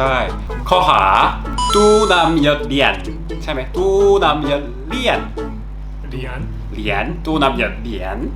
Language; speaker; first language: Thai; non-native, learner; Korean